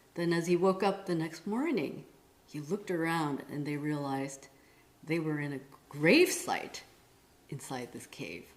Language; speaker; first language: English; non-native, fluent; Korean